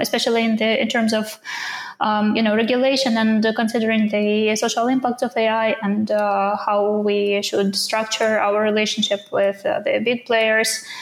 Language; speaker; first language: English; non-native, fluent; Ukrainian